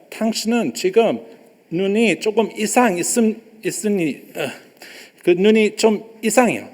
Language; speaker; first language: Korean; non-native, learner; English